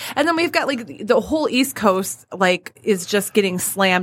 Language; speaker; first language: English; native; English